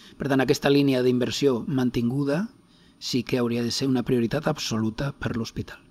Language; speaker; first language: Catalan; non-native, local second language; Spanish